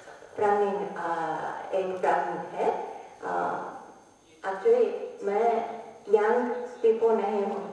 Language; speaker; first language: Hindi; non-native, learner; Japanese